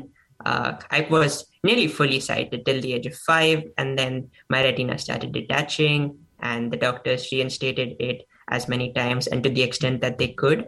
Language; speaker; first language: English; non-native, local second language; Hindi